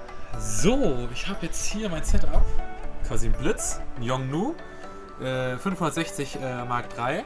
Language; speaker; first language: German; native; German